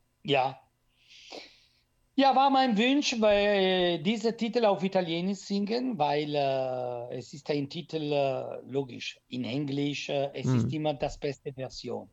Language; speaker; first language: German; non-native, learner; Italian